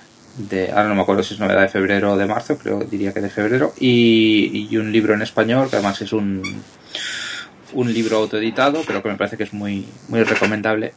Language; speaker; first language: Spanish; native; Spanish